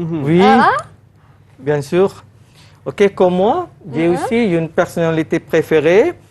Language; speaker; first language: French; non-native, fluent; Malay